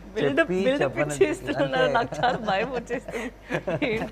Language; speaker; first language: Telugu; non-native, fluent; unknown